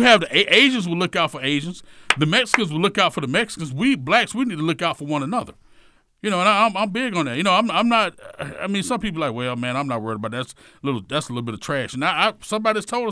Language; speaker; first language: English; native; English